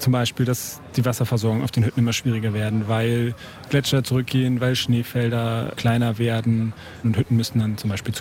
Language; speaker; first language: German; native; German